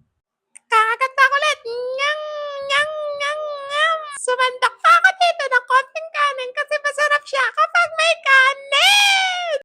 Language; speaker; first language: Filipino; native; Filipino